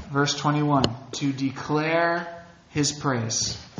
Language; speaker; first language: English; native; English